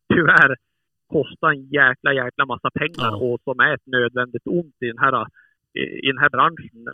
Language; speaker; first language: Swedish; native; Swedish